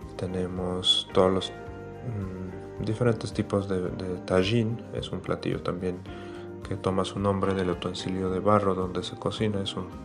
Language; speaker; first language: Spanish; non-native, fluent; Arabic